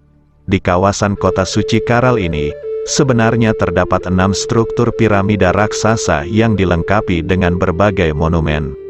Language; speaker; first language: Indonesian; native; Indonesian